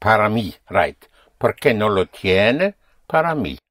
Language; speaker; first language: Spanish; non-native, fluent; English